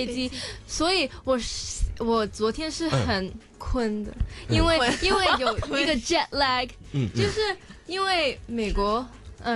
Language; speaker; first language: Chinese; non-native, local second language; Cantonese